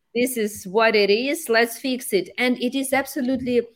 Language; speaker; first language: English; non-native, fluent; Ukrainian